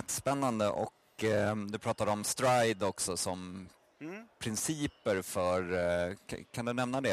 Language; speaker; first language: Swedish; native; Swedish